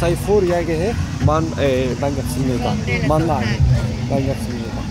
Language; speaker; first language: Korean; non-native, learner; Bangla